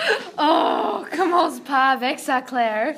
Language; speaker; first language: French; non-native, learner; English